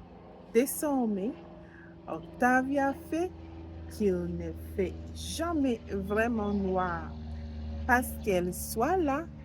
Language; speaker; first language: French; non-native, learner; English